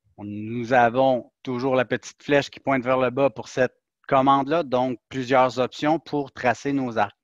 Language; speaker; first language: French; native; French